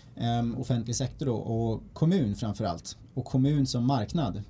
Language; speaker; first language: Swedish; native; Swedish